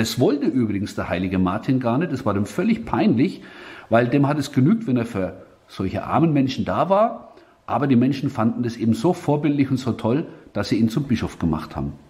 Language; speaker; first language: German; native; German